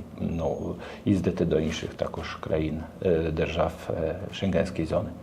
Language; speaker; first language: Ukrainian; non-native, learner; Polish